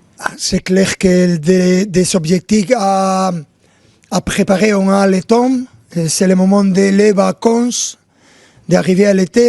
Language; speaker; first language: French; non-native, fluent; Spanish